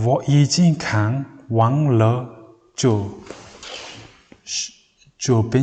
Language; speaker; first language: Chinese; non-native, fluent; Mongolian